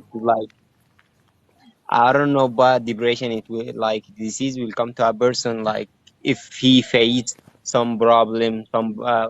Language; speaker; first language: English; non-native, learner; Arabic